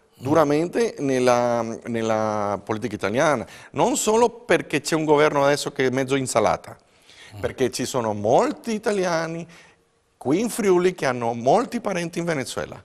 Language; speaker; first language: Italian; early bilingual, heritage; Spanish